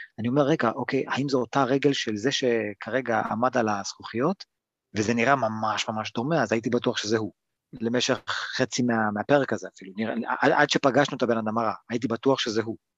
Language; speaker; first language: Hebrew; early bilingual, other home language; English